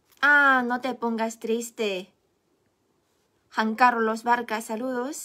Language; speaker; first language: Spanish; non-native, fluent; Chinese